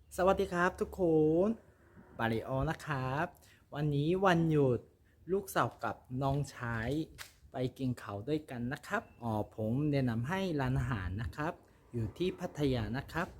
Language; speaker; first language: Thai; non-native, learner; Korean